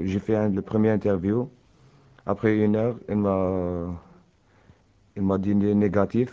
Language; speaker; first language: French; non-native, learner; Arabic